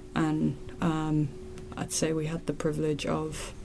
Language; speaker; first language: English; non-native, local second language; Cantonese